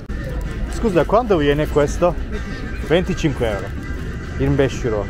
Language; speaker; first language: Italian; non-native, learner; Turkish